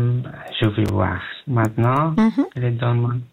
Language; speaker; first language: French; non-native, learner; Pashto